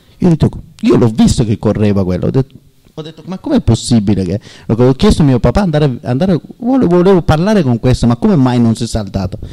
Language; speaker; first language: Italian; non-native, learner; Persian